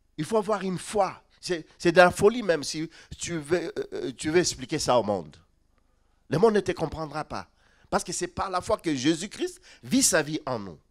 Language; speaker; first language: French; non-native, local second language; Lingala